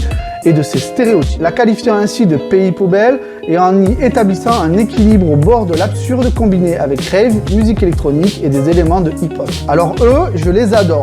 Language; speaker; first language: French; native; French